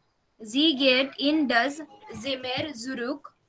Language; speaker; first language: German; non-native, learner; Marathi